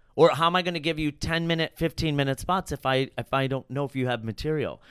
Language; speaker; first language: English; native; English